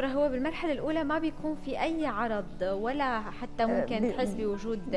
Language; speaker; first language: Arabic; native; Arabic